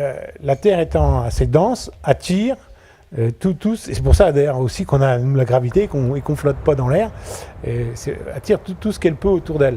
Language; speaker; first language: French; native; French